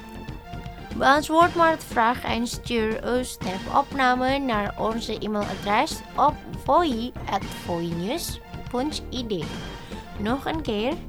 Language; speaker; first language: Dutch; non-native, learner; Indonesian